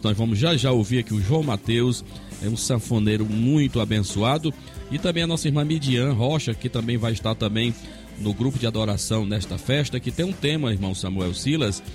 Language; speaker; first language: Portuguese; native; Portuguese